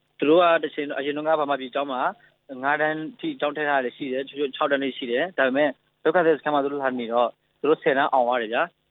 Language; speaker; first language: Burmese; non-native, local second language; S'gaw Karen